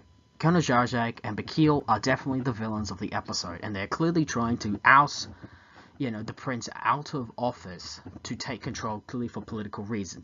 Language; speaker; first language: English; native; English